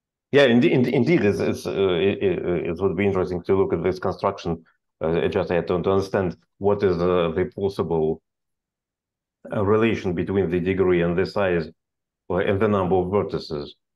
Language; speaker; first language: English; non-native, fluent; Russian